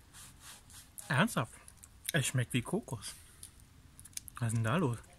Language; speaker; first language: German; native; German